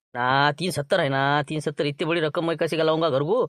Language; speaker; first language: Hindi; non-native, local second language; Marathi